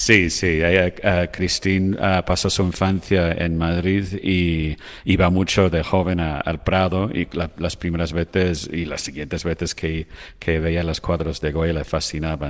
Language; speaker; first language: Spanish; non-native, fluent; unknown